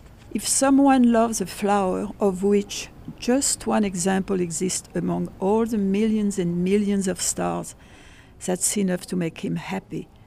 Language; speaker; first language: English; non-native, fluent; French